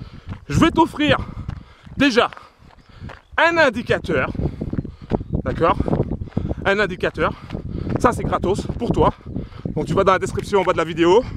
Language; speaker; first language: French; native; French